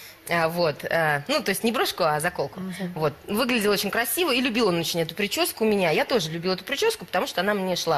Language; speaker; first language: Russian; native; Russian